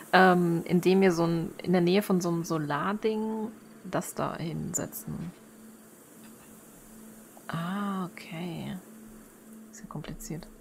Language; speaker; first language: German; native; German